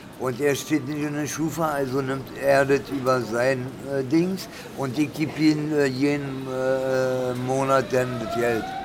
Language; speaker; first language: German; early bilingual, other home language; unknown